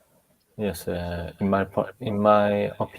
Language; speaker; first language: English; non-native, learner; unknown